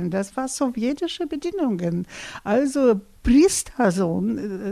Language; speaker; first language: German; non-native, fluent; Russian